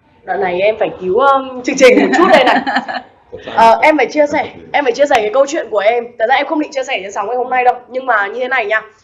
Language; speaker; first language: Vietnamese; native; Vietnamese